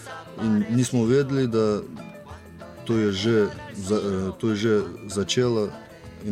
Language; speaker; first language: Slovenian; non-native, learner; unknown